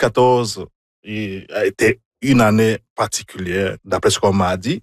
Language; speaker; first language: French; non-native, fluent; Igbo